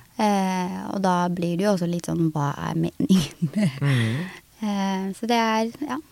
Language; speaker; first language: Norwegian; early bilingual, other home language; Somali